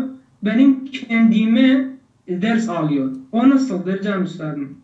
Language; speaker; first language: Turkish; non-native, learner; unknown